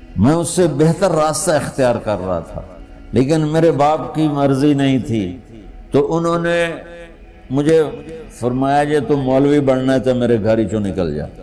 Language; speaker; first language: Urdu; non-native, local second language; Punjabi